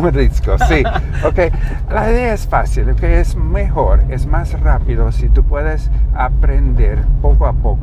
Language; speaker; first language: Spanish; non-native, learner; English